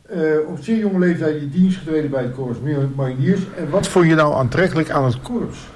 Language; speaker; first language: Dutch; native; Dutch